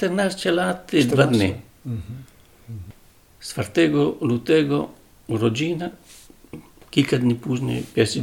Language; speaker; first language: Polish; non-native, learner; Italian